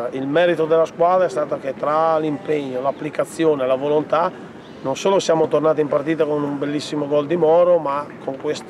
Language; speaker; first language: Italian; native; Italian